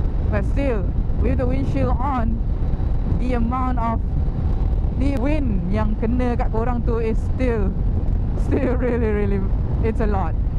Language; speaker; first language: English; non-native, local second language; Malay